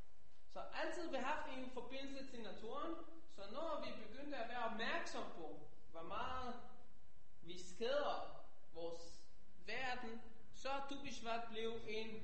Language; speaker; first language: Danish; non-native, fluent; Hebrew